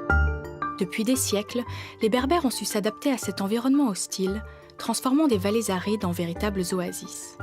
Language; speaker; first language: French; native; French